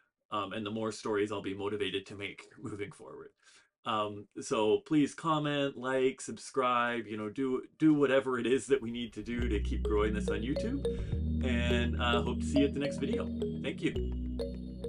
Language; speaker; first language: English; native; English